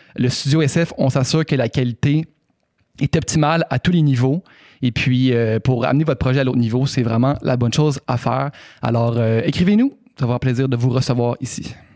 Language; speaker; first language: French; native; French